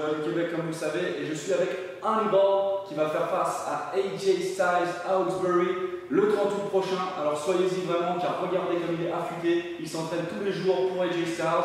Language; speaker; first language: French; native; French